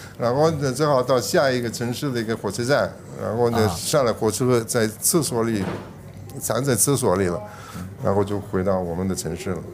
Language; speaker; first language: Chinese; non-native, fluent; Italian